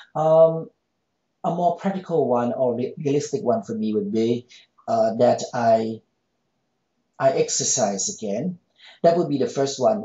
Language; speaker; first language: English; non-native, fluent; Thai